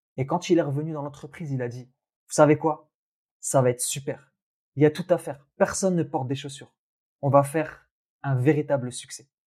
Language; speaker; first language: French; early bilingual, other home language; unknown